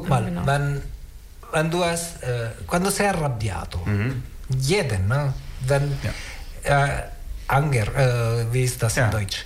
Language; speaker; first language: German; non-native, learner; Italian